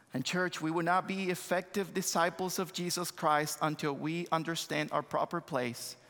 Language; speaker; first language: English; non-native, fluent; Spanish